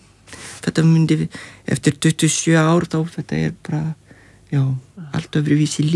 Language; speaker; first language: Icelandic; non-native, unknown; Lithuanian